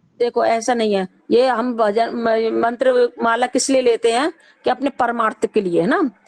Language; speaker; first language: Hindi; native; Hindi